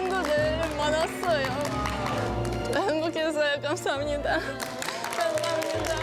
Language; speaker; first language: Korean; non-native, learner; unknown